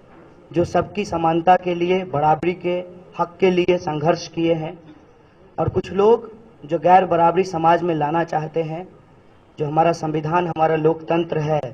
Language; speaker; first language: Hindi; native; Hindi